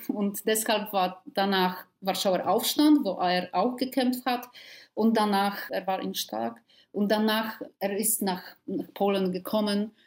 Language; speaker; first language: German; non-native, fluent; Polish